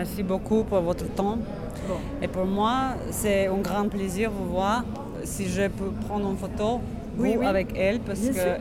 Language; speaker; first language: French; non-native, learner; Latvian